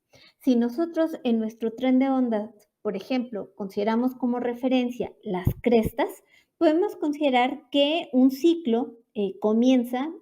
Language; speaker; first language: Spanish; native; Spanish